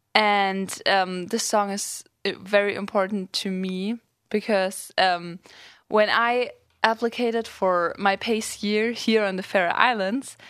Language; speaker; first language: English; non-native, fluent; German